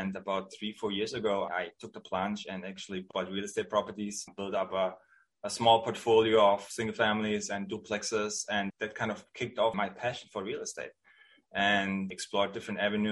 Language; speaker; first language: English; non-native, fluent; German